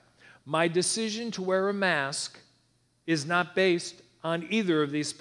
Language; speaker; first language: English; native; English